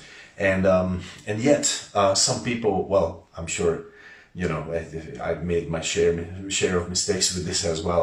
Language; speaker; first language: English; non-native, fluent; Hungarian